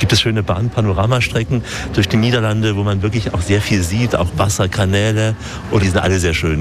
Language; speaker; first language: German; native; German